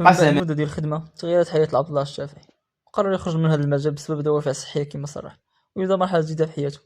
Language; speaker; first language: Arabic; native; Arabic